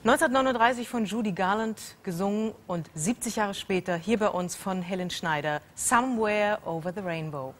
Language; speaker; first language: German; native; German